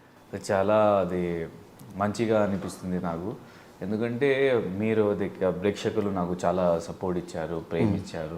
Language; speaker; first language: Telugu; non-native, learner; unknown